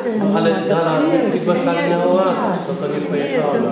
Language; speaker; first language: Polish; non-native, learner; Russian